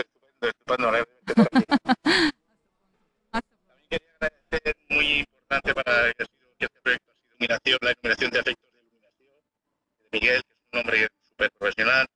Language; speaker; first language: Spanish; native; Spanish